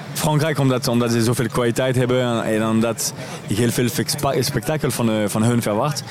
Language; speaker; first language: Dutch; non-native, fluent; French